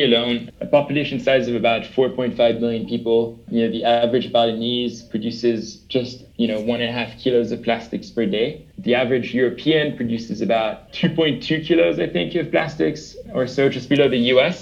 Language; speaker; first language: English; early bilingual, other home language; French